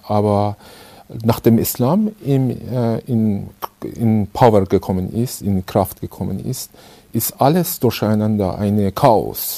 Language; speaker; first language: German; non-native, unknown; Persian